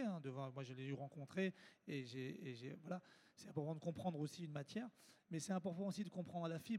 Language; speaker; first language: French; native; French